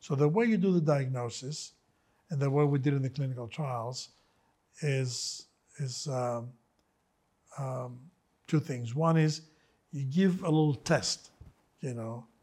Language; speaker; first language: English; non-native, fluent; Greek